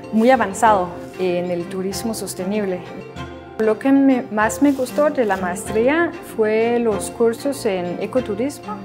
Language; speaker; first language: Spanish; non-native, fluent; Danish